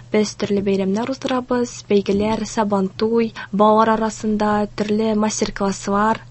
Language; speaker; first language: Tatar; early bilingual, heritage; Tatar